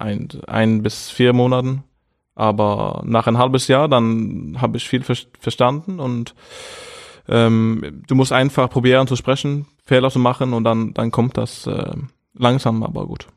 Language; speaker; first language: German; non-native, fluent; Norwegian